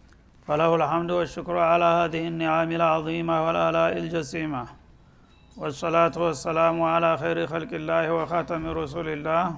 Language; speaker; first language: Arabic; non-native, fluent; Amharic